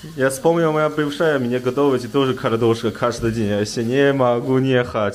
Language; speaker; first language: Russian; non-native, learner; Chinese